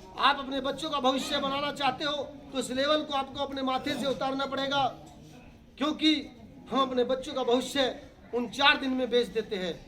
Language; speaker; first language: Hindi; native; Hindi